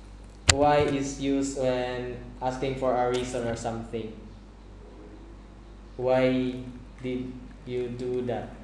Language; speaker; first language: English; non-native, fluent; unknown